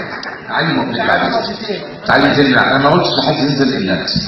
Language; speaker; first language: Arabic; native; Arabic